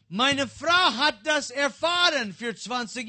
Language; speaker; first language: German; non-native, learner; English